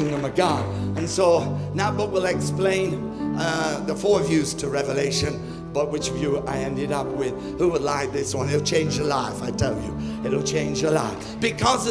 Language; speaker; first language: English; native; English